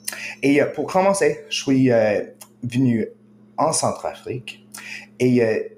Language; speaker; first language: French; non-native, fluent; English